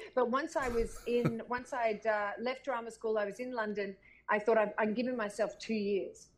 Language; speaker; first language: English; native; English